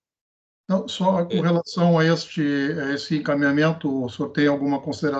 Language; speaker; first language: Portuguese; native; Portuguese